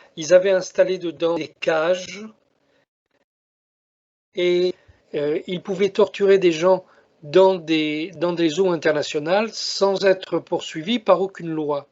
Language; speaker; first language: French; native; French